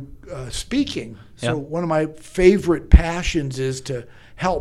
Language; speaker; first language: English; native; English